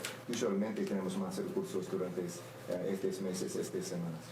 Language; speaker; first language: Spanish; non-native, learner; English